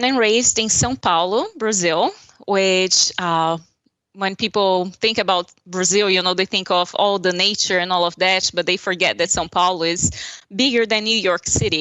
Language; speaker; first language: English; non-native, fluent; Portuguese